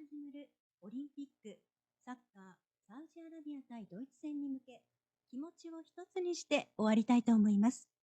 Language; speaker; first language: Japanese; native; Japanese